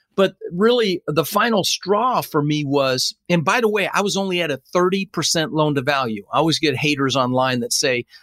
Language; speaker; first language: English; early bilingual, other home language; Dutch